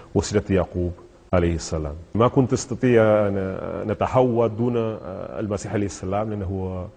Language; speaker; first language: Arabic; non-native, fluent; Spanish